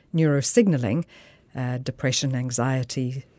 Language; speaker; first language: English; native; English